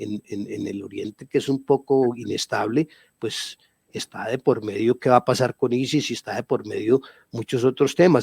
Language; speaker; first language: Spanish; native; Spanish